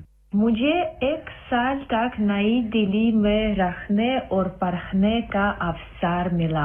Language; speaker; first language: Hindi; non-native, fluent; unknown